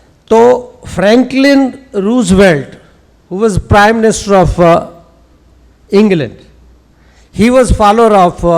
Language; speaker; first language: Hindi; native; Hindi